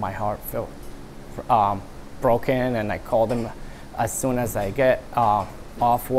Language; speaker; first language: English; non-native, fluent; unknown